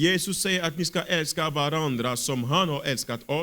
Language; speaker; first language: Swedish; non-native, fluent; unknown